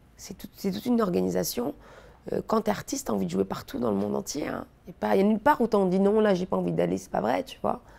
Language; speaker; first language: French; native; French